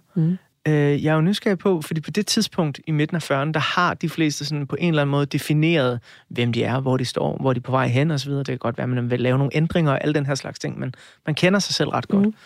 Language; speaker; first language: Danish; native; Danish